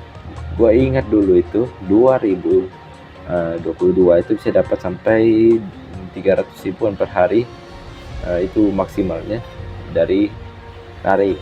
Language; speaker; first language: Indonesian; native; Indonesian